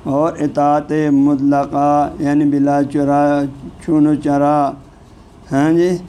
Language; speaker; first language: Urdu; non-native, local second language; Balti